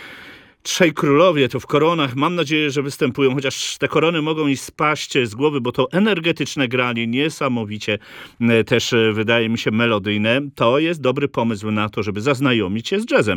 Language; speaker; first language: Polish; native; Polish